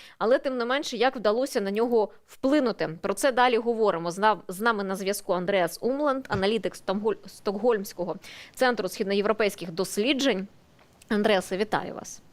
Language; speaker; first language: Ukrainian; native; Ukrainian